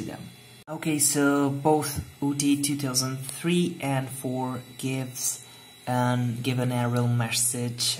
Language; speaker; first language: English; non-native, fluent; Hungarian